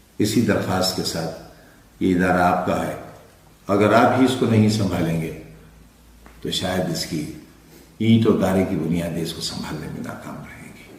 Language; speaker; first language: Urdu; native; Urdu